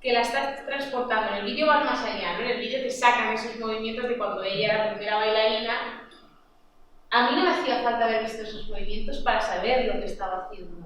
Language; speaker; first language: Spanish; non-native, local second language; Catalan